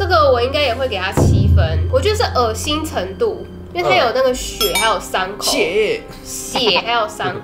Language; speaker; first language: Chinese; native; Chinese